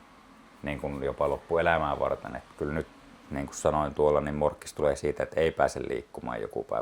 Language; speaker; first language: Finnish; native; Finnish